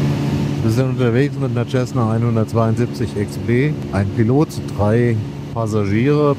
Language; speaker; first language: German; native; German